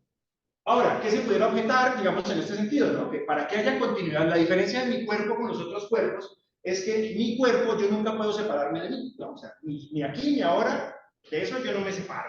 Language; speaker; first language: Spanish; native; Spanish